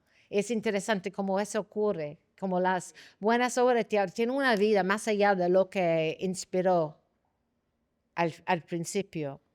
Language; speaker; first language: Spanish; non-native, fluent; English